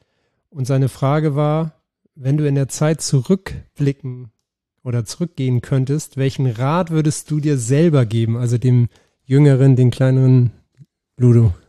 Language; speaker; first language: German; native; German